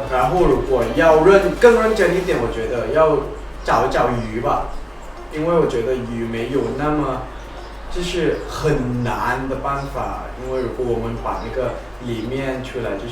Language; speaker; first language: Chinese; non-native, fluent; Thai